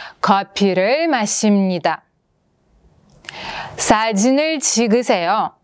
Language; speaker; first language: Korean; non-native, fluent; Russian